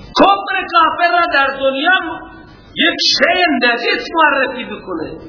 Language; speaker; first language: Persian; non-native, local second language; Baluchi